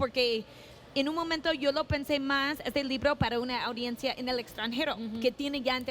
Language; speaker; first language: Spanish; non-native, fluent; English